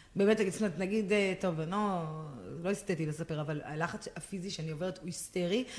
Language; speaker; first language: Hebrew; native; Hebrew